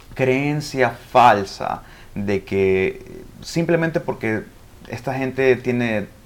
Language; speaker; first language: Spanish; early bilingual, heritage; Spanish